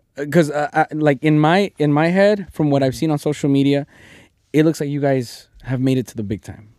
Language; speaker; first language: English; early bilingual, other home language; Spanish